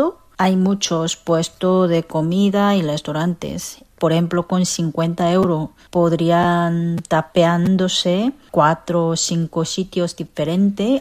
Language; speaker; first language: Spanish; non-native, fluent; Korean